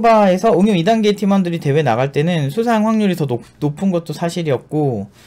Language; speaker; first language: Korean; native; Korean